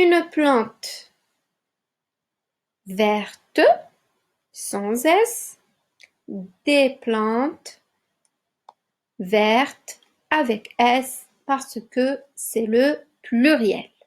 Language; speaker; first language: French; non-native, local second language; Arabic